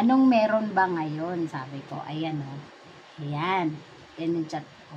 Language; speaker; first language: Filipino; non-native, local second language; Cebuano